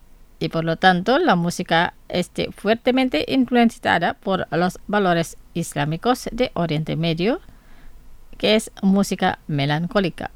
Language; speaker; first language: Spanish; non-native, fluent; Indonesian